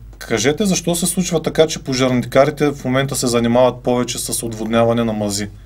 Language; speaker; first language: Bulgarian; native; Bulgarian